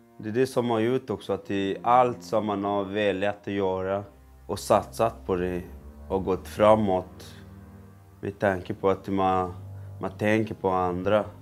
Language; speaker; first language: Swedish; non-native, fluent; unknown